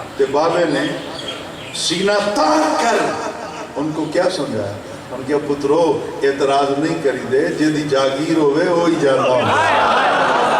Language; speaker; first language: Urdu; non-native, local second language; Saraiki